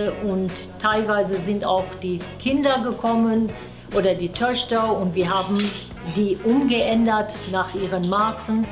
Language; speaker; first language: German; non-native, fluent; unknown